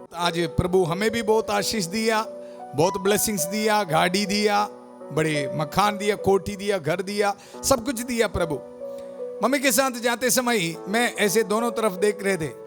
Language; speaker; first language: Hindi; non-native, local second language; Malayalam